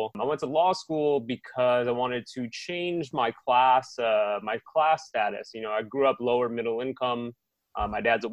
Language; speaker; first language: English; native; English